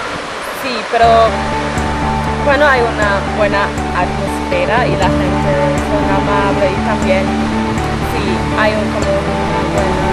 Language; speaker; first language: Spanish; non-native, learner; German